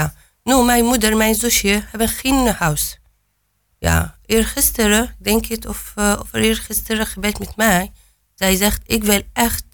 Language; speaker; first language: Dutch; non-native, learner; Arabic